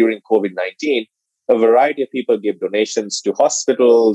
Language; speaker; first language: English; non-native, local second language; Sinhala